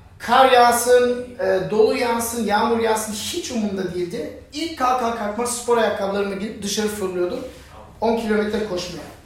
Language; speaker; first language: Turkish; non-native, fluent; German